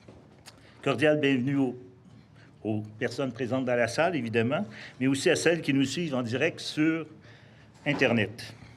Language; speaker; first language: French; native; French